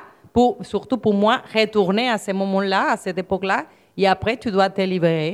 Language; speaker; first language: French; non-native, fluent; Spanish